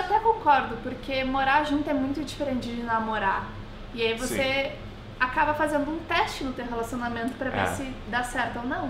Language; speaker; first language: Portuguese; native; Portuguese